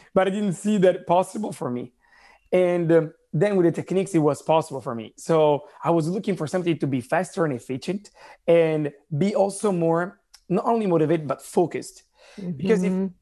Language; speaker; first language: English; non-native, fluent; Italian